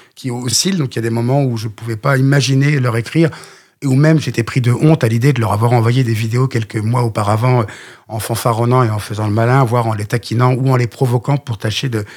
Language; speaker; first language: French; native; French